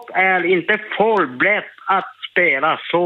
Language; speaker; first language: Swedish; non-native, learner; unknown